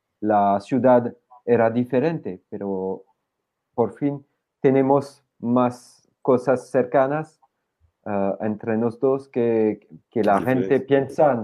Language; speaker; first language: Spanish; non-native, fluent; French